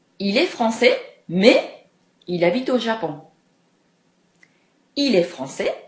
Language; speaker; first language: French; non-native, fluent; Japanese